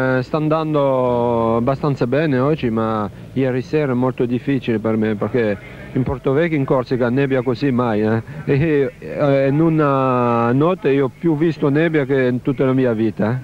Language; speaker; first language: Italian; non-native, fluent; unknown